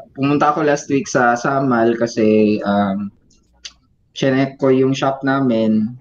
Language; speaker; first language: Filipino; non-native, local second language; Cebuano